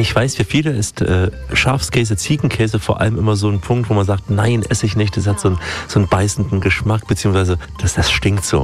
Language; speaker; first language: German; native; German